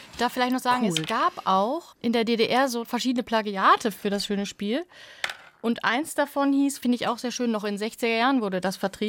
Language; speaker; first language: German; native; German